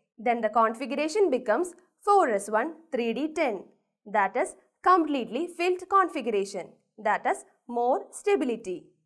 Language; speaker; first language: English; non-native, local second language; Malayalam